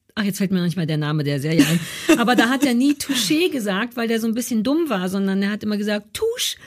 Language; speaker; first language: German; native; German